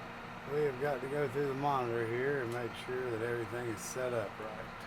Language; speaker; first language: English; native; English